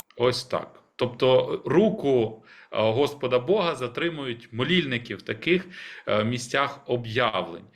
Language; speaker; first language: Ukrainian; native; Ukrainian